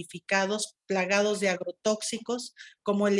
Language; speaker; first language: Spanish; native; Spanish